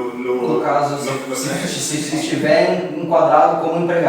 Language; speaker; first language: Portuguese; native; Portuguese